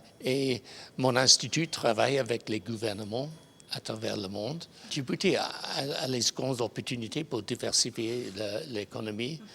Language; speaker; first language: French; non-native, fluent; English